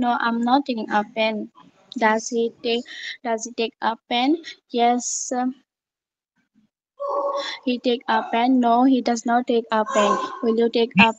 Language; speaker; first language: English; non-native, learner; Bangla